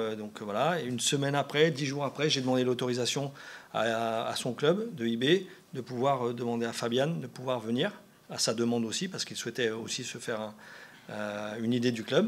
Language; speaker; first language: French; native; French